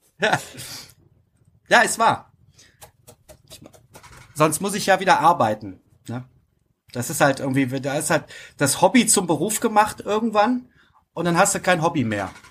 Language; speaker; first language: German; native; German